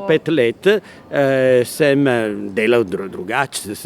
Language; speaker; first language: Slovenian; non-native, learner; Italian